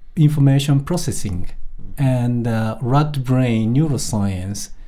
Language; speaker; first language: English; non-native, fluent; Japanese